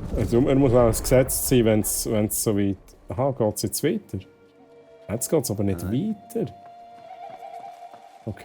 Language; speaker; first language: German; native; German